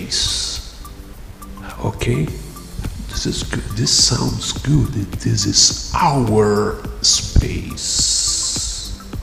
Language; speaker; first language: English; non-native, fluent; Portuguese